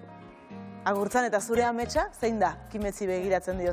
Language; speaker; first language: Basque; native; Basque